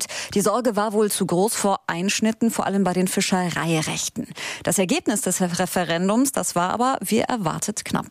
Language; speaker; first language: German; native; German